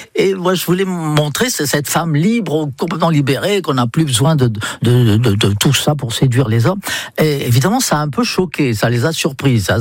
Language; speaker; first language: French; non-native, fluent; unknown